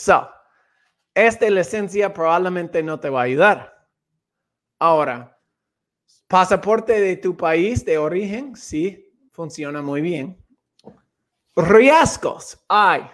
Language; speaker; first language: Spanish; non-native, fluent; English